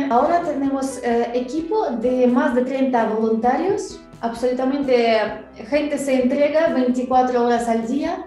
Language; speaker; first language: Spanish; non-native, fluent; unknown